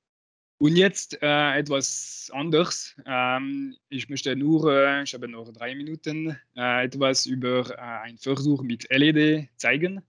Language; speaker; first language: German; non-native, local second language; French